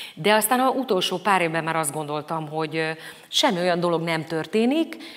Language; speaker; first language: Hungarian; native; Hungarian